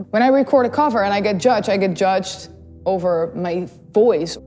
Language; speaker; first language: English; non-native, fluent; Dutch